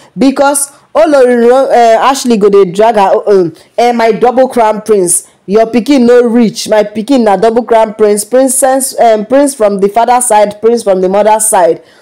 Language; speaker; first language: Nigerian Pidgin; non-native, local second language; Yoruba